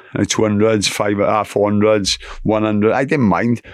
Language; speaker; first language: English; native; English